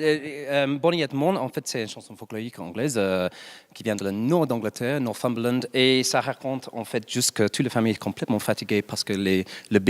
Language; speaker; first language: French; non-native, learner; English